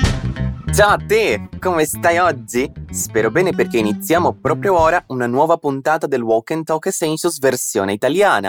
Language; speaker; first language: Italian; non-native, fluent; Portuguese